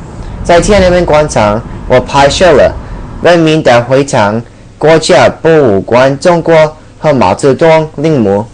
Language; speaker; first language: Chinese; non-native, learner; English